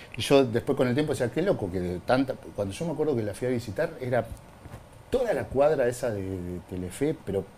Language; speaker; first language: Spanish; native; Spanish